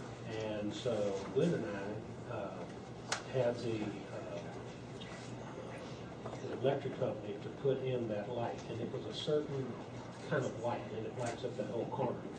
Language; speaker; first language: English; native; English